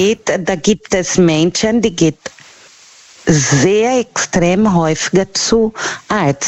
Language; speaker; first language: German; non-native, learner; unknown